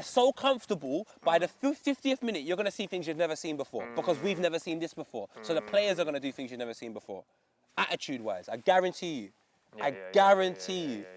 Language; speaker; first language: English; native; English